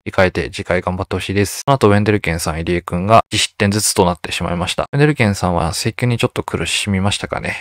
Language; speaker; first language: Japanese; native; Japanese